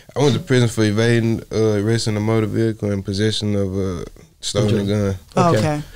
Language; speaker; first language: English; native; English